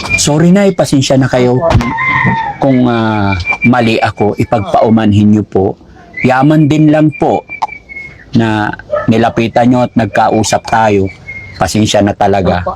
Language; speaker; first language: Filipino; non-native, local second language; Pangasinan